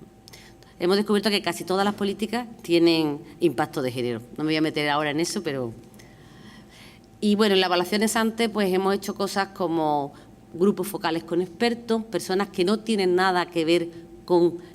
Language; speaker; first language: Spanish; native; Spanish